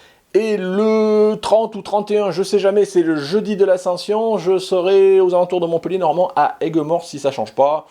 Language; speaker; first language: French; native; French